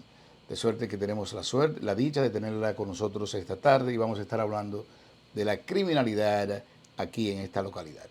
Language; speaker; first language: Spanish; native; Spanish